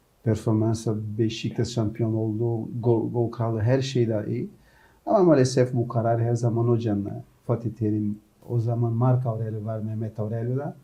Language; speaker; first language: Turkish; non-native, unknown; Portuguese